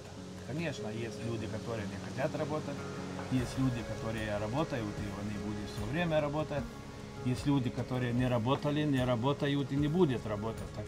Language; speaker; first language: Russian; non-native, local second language; Lithuanian